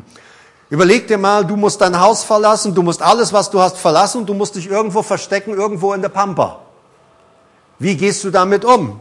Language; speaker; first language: German; native; German